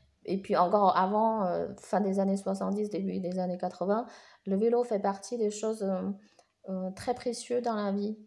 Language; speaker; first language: French; non-native, fluent; Chinese